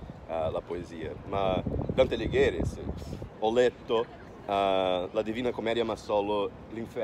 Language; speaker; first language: Italian; non-native, learner; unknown